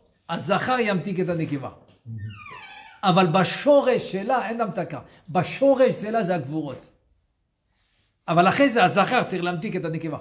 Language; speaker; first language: Hebrew; non-native, fluent; French